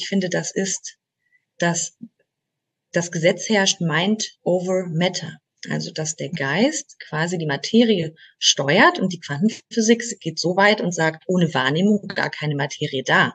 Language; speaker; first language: German; native; German